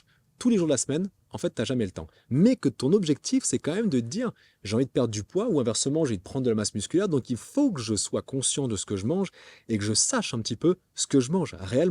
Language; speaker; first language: French; native; French